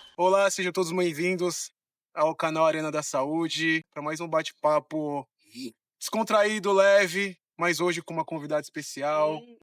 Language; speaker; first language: Portuguese; native; Portuguese